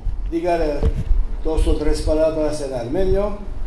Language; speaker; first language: Spanish; non-native, learner; French